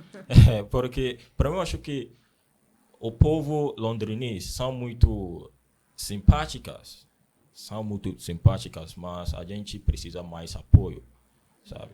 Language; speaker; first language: Portuguese; non-native, learner; Akan